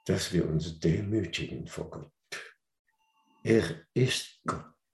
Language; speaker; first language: German; non-native, fluent; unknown